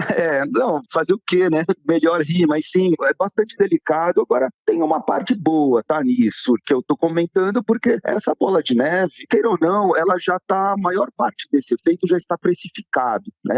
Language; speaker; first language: Portuguese; native; Portuguese